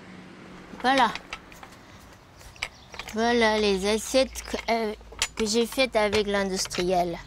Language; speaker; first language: French; non-native, fluent; Japanese